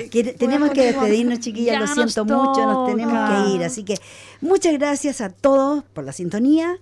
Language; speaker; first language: Spanish; native; Spanish